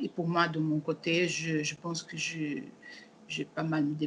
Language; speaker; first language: French; non-native, learner; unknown